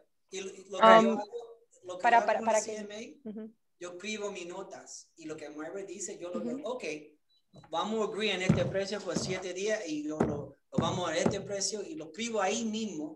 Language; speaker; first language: Spanish; early bilingual, other home language; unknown